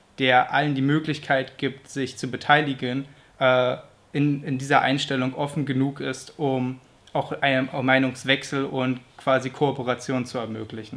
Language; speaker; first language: German; native; German